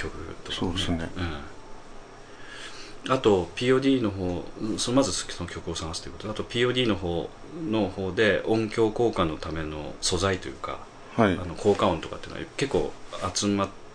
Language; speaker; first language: Japanese; native; Japanese